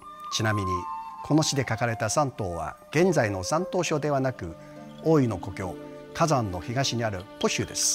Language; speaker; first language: Japanese; non-native, fluent; Chinese